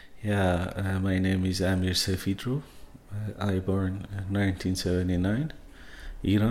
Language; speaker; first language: English; non-native, learner; Persian